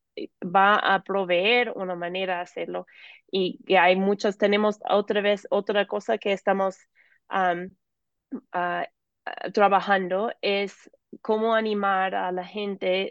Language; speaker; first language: Spanish; non-native, fluent; English